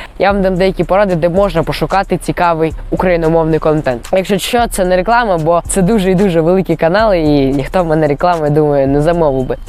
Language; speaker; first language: Ukrainian; non-native, local second language; Russian